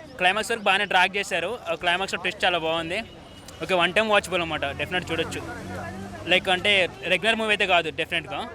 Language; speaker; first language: Telugu; native; Telugu